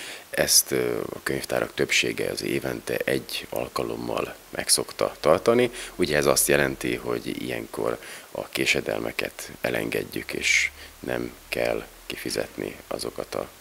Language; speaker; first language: Hungarian; native; Hungarian